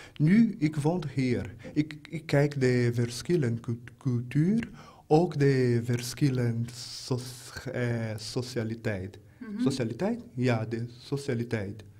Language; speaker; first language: Dutch; non-native, learner; Portuguese